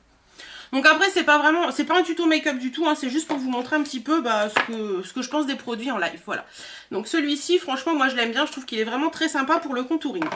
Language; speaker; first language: French; native; French